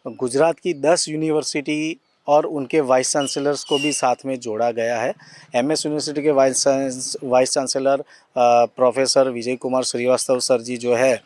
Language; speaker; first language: Hindi; non-native, local second language; Gujarati